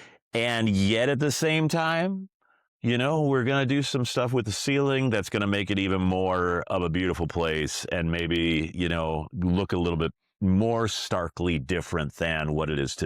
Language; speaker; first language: English; native; English